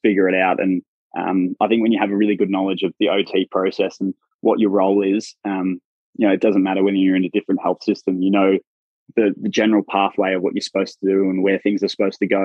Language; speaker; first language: English; native; English